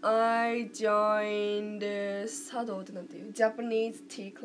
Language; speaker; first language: English; non-native, learner; Japanese